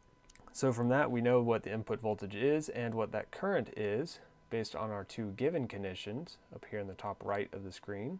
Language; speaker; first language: English; native; English